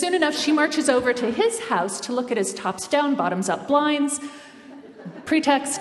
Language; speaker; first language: English; native; English